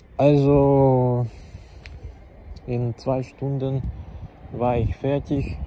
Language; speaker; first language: German; non-native, learner; Czech